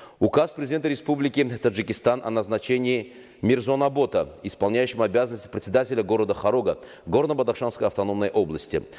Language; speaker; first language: Russian; non-native, local second language; Tajik